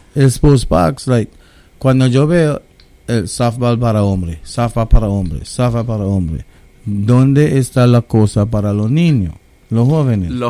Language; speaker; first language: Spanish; early bilingual, heritage; English